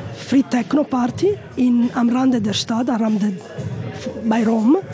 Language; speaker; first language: German; non-native, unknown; Italian